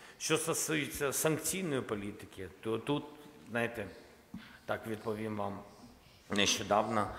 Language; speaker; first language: Ukrainian; non-native, local second language; Russian